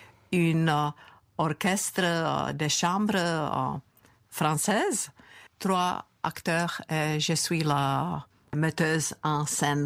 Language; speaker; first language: French; non-native, fluent; Czech